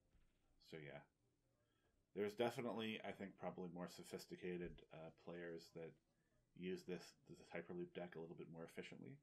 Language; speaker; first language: English; native; English